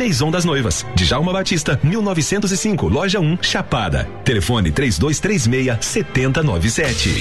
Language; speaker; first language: Portuguese; native; Portuguese